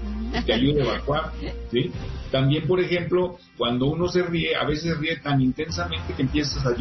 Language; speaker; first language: Spanish; native; Spanish